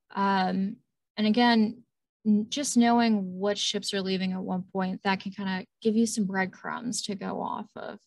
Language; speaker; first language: English; native; English